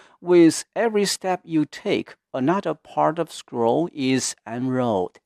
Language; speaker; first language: English; non-native, fluent; Chinese